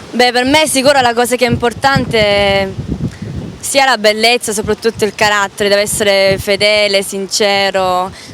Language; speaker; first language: Italian; early bilingual, heritage; Italian